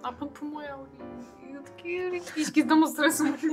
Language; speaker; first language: Korean; non-native, learner; Russian